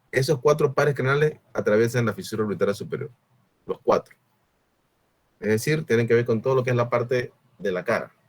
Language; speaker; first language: Spanish; native; Spanish